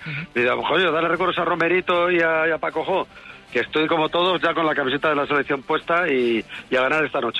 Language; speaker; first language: Spanish; native; Spanish